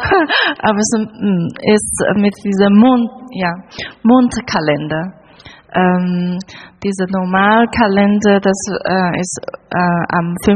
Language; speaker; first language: German; non-native, learner; Chinese